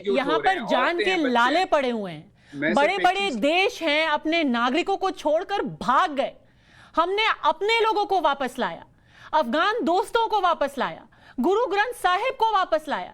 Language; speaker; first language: Hindi; native; Hindi